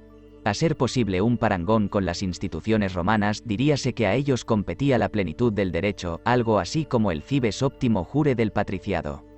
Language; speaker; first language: Spanish; native; Spanish